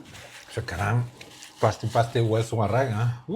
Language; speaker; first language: Indonesian; non-native, learner; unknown